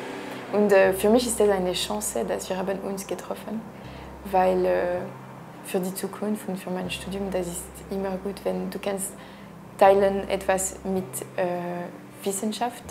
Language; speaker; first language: German; non-native, local second language; French